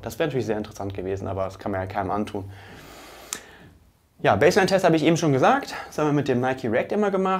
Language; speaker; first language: German; native; German